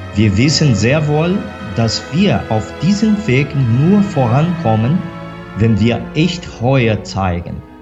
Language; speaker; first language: German; non-native, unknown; Portuguese